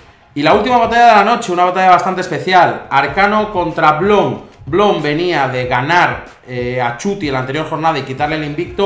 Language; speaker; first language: Spanish; native; Spanish